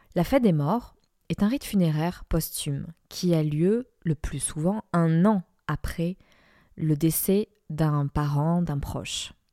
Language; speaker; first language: French; non-native, fluent; Spanish